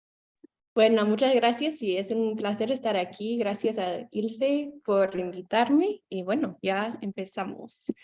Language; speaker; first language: Spanish; non-native, fluent; English